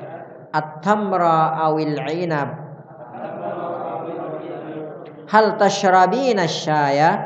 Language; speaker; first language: Arabic; non-native, fluent; Indonesian